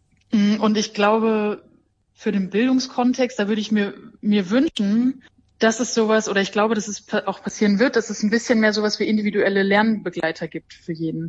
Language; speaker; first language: German; native; German